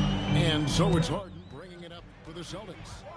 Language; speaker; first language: English; native; English